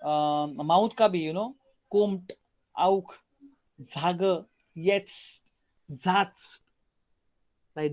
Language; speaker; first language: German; non-native, fluent; Hindi